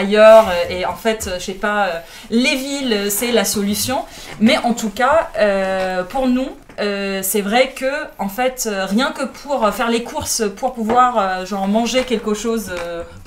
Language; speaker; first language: French; non-native, fluent; Arabic